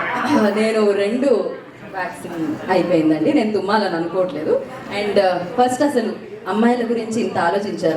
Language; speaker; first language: Telugu; native; Telugu